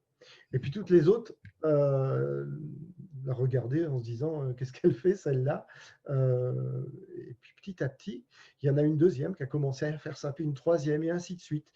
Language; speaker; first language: French; native; French